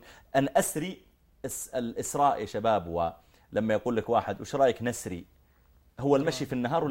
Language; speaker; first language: Arabic; native; Arabic